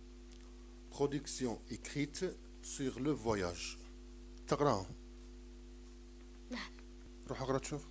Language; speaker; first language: French; non-native, local second language; Arabic